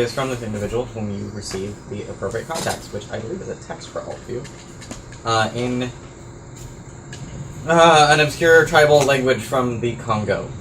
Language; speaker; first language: English; native; English